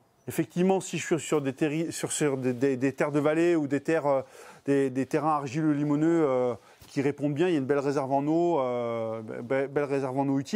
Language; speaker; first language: French; native; French